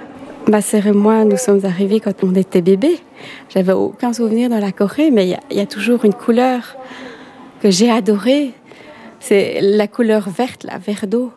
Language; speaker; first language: French; native; French